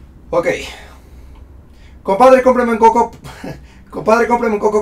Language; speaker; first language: Spanish; native; Spanish